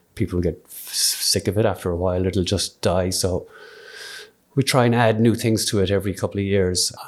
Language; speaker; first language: English; native; English